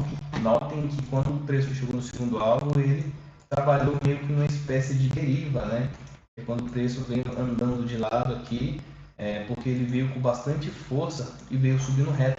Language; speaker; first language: Portuguese; native; Portuguese